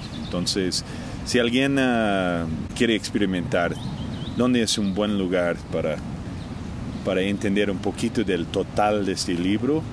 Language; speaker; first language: Spanish; non-native, fluent; English